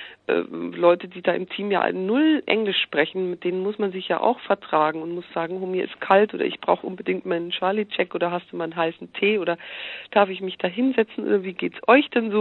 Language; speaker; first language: German; native; German